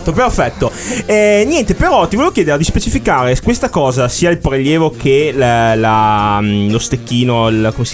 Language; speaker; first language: Italian; native; Italian